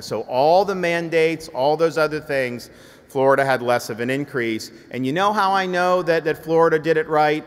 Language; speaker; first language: English; native; English